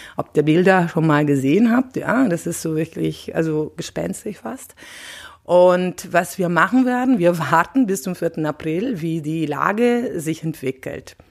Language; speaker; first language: German; non-native, fluent; Italian